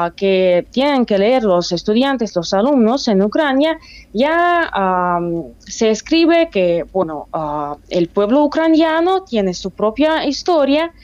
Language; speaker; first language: Spanish; non-native, fluent; Russian